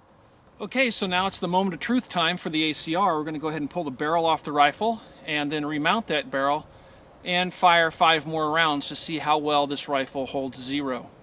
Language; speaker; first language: English; native; English